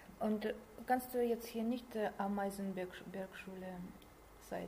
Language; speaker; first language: German; non-native, learner; Russian